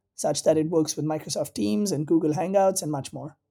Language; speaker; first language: English; non-native, local second language; Hindi